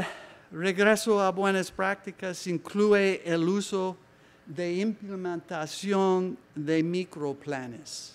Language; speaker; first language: Spanish; non-native, learner; English